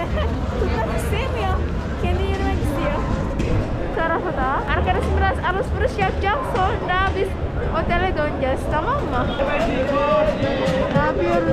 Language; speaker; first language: Turkish; non-native, learner; Indonesian